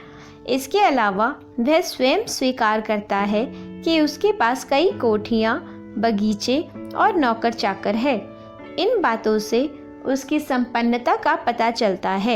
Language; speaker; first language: Hindi; native; Hindi